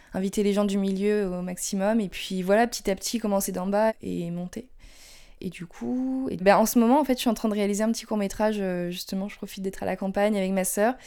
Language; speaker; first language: French; native; French